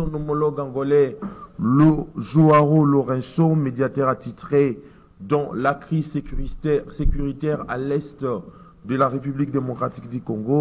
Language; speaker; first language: French; non-native, local second language; Lingala